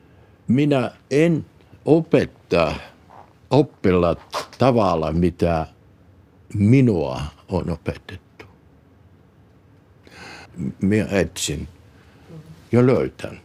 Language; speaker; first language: Finnish; non-native, learner; Bulgarian